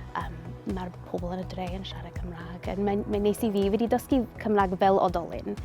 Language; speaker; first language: Welsh; non-native, fluent; English